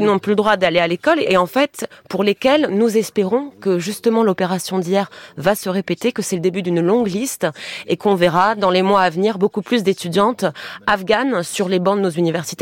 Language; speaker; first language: French; native; French